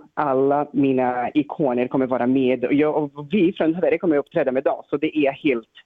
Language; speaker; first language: Swedish; non-native, fluent; Portuguese